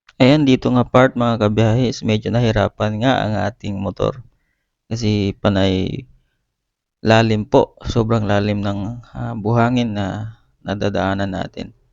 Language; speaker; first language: Filipino; non-native, local second language; Iloko